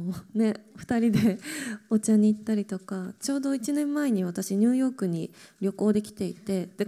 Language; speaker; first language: Japanese; native; Japanese